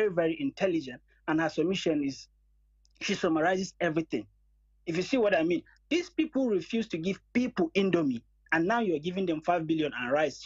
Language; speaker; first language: English; non-native, local second language; Hausa